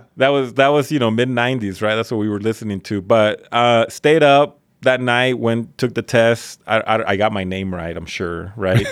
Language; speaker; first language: English; early bilingual, other home language; Spanish